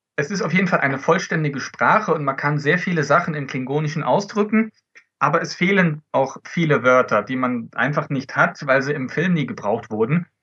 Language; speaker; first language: German; early bilingual, other home language; Dutch